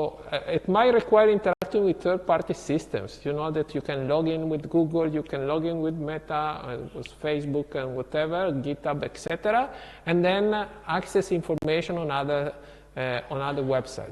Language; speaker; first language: English; non-native, fluent; Italian